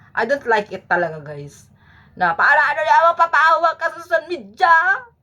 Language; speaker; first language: Filipino; native; Filipino